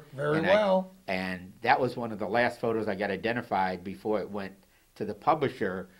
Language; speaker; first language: English; native; English